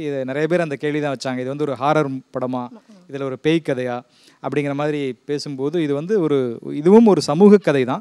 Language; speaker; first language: Tamil; native; Tamil